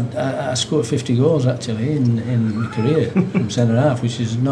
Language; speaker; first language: English; native; English